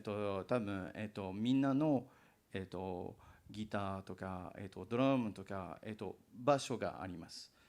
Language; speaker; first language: Japanese; non-native, learner; English